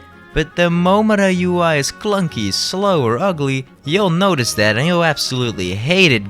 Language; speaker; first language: English; native; English